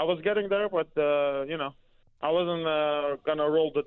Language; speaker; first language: English; non-native, fluent; Dutch